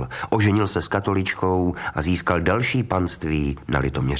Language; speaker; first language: Czech; native; Czech